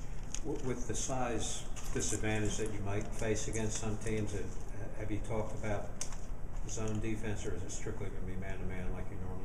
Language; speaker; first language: English; native; English